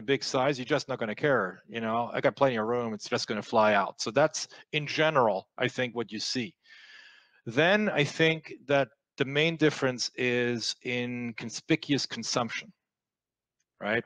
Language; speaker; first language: English; non-native, fluent; French